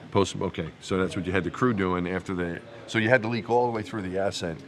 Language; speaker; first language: English; native; English